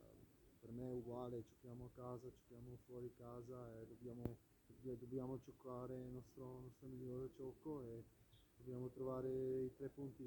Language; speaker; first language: Italian; non-native, local second language; German